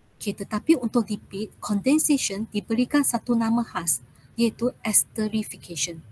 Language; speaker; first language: Malay; non-native, local second language; Chinese